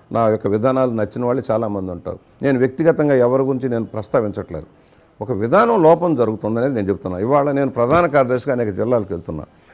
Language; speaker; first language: Telugu; native; Telugu